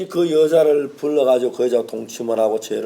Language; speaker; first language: Korean; native; Korean